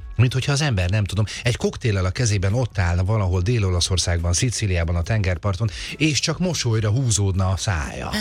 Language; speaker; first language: Hungarian; native; Hungarian